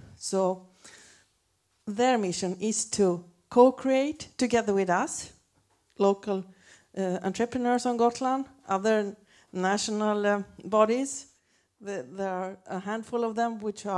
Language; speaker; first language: English; non-native, fluent; Swedish